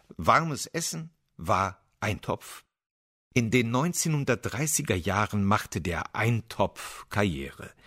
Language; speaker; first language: German; native; German